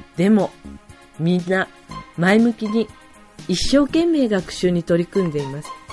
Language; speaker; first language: Japanese; native; Japanese